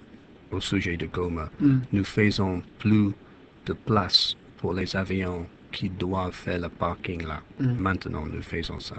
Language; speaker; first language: French; non-native, fluent; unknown